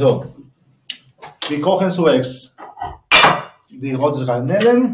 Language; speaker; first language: German; non-native, learner; Spanish